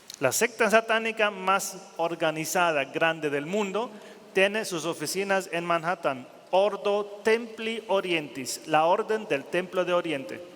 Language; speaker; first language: Spanish; non-native, fluent; German